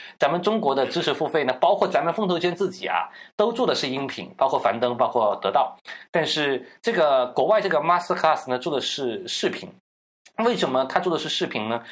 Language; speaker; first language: Chinese; non-native, local second language; Cantonese